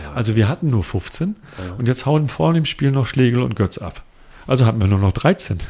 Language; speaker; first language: German; native; German